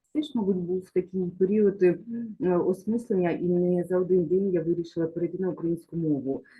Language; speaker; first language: Ukrainian; non-native, local second language; Russian